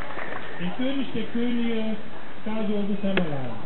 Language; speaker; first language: German; native; German